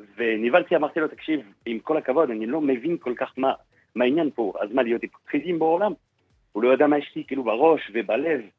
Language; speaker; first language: Hebrew; non-native, fluent; French